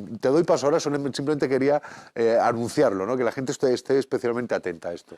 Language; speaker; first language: Spanish; native; Spanish